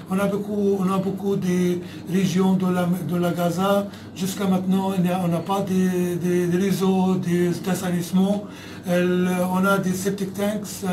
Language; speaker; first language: French; non-native, fluent; Arabic